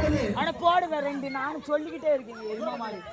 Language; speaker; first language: Tamil; native; Tamil